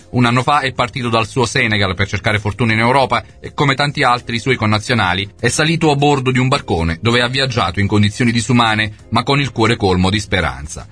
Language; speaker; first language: Italian; native; Italian